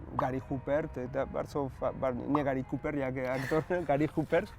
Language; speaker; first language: Polish; non-native, learner; Spanish